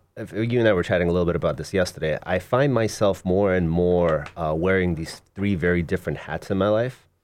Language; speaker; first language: English; early bilingual, other home language; Russian